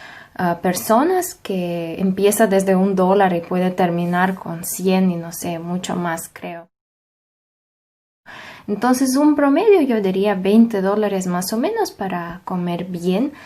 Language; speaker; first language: Spanish; non-native, fluent; Russian